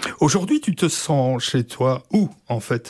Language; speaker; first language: French; native; French